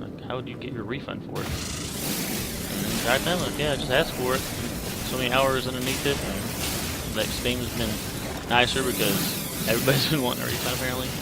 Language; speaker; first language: English; native; English